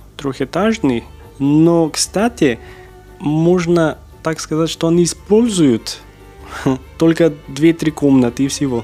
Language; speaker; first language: Russian; non-native, fluent; Macedonian